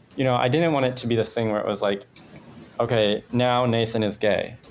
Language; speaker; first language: English; non-native, fluent; Spanish